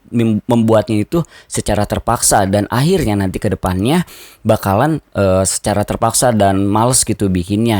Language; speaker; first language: Indonesian; native; Indonesian